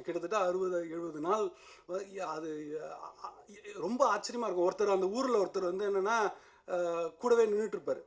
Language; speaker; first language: Tamil; native; Tamil